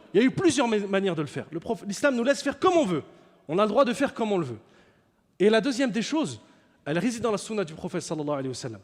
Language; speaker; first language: French; native; French